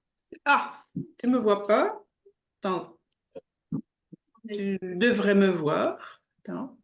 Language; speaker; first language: French; native; French